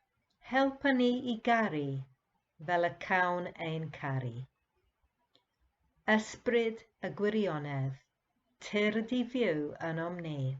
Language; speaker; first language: Welsh; non-native, fluent; English